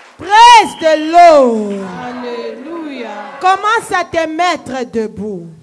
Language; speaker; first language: French; non-native, local second language; Lingala